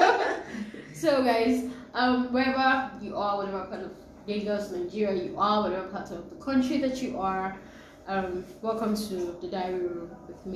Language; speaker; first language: English; non-native, local second language; Yoruba